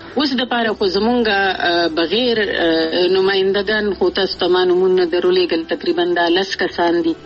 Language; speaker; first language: Pashto; native; Pashto